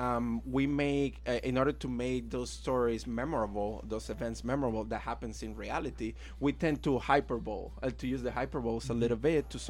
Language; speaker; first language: English; non-native, fluent; Spanish